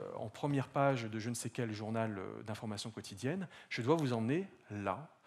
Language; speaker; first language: French; native; French